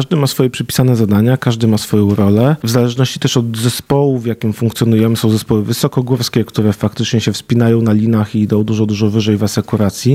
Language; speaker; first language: Polish; native; Polish